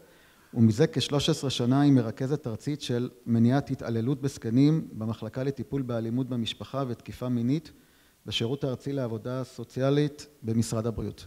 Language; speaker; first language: Hebrew; native; Hebrew